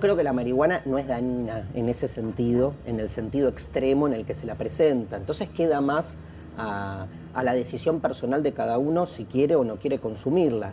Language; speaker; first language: Spanish; native; Spanish